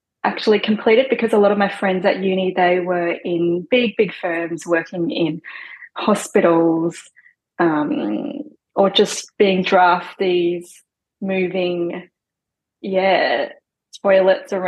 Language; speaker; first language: English; non-native, local second language; Cantonese